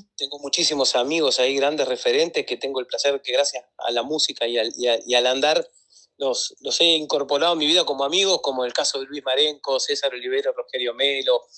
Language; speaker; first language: Spanish; native; Spanish